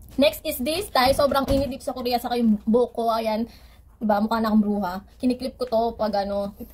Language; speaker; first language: Filipino; native; Filipino